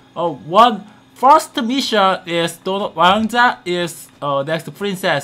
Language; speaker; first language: English; non-native, learner; Korean